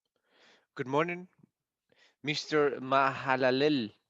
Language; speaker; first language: English; non-native, fluent; Spanish